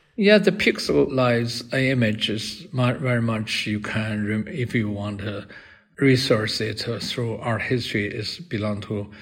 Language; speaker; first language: English; non-native, fluent; Chinese